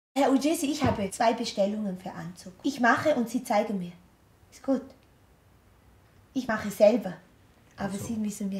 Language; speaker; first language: German; non-native, learner; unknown